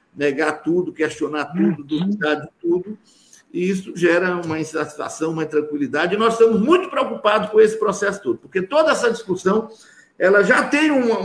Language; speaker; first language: Portuguese; native; Portuguese